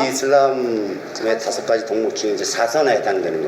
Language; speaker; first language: Korean; native; Korean